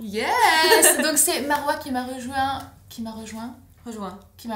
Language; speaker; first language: French; native; French